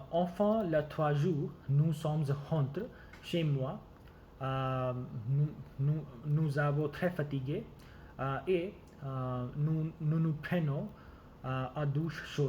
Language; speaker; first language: French; non-native, learner; Gujarati